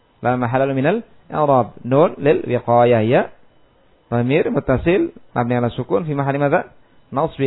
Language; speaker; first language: Arabic; non-native, fluent; Indonesian